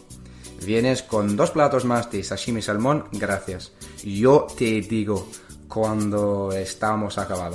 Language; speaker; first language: Spanish; non-native, learner; English